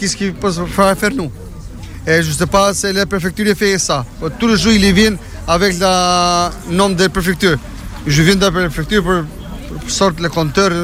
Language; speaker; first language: French; non-native, learner; Albanian